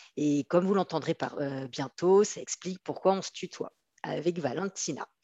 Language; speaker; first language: French; native; French